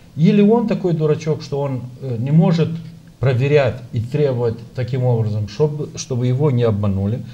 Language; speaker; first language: Russian; non-native, local second language; Romanian